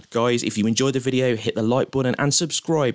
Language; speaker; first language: English; native; English